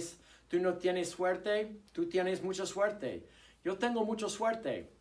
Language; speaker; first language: Spanish; non-native, fluent; English